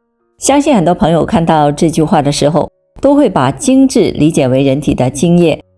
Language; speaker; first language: Chinese; native; Chinese